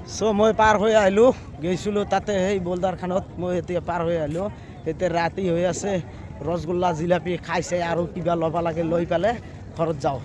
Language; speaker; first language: Assamese; non-native, local second language; Bangla